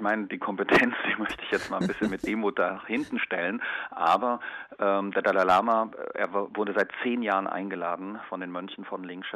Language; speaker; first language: German; native; German